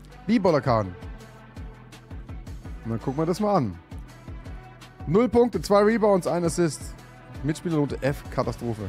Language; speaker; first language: German; native; German